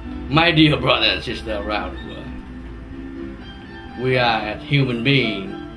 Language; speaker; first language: English; non-native, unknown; Vietnamese